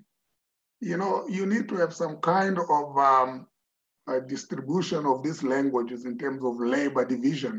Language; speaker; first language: English; non-native, fluent; Tsonga